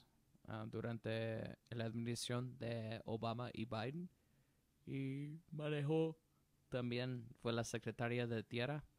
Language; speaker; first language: Spanish; non-native, learner; English